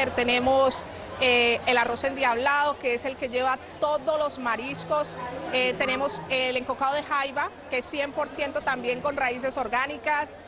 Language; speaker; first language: Spanish; native; Spanish